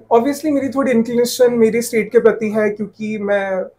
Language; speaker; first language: Hindi; non-native, local second language; Odia